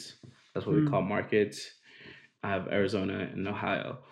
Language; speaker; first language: English; native; English